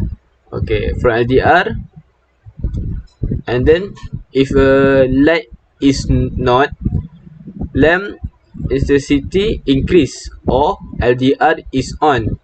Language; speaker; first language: English; non-native, local second language; Malay